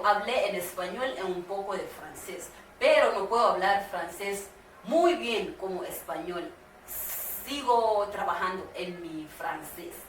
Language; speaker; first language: Spanish; non-native, learner; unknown